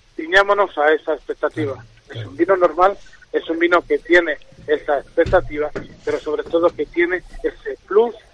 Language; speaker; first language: Spanish; native; Spanish